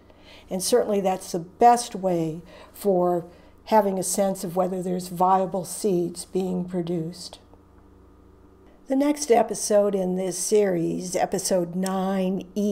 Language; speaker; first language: English; native; English